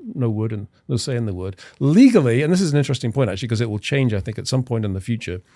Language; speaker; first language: English; native; English